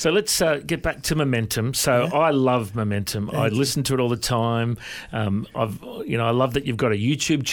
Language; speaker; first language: English; native; English